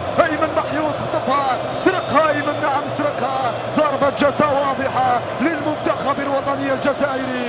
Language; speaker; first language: Arabic; native; Arabic